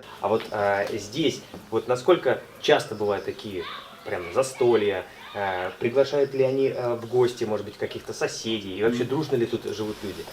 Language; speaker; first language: Russian; native; Russian